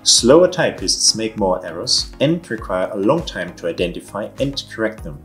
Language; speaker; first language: English; non-native, fluent; German